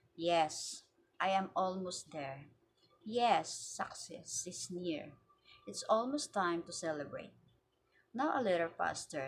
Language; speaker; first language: English; non-native, learner; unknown